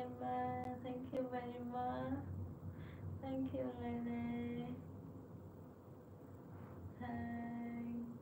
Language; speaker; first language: English; non-native, learner; Vietnamese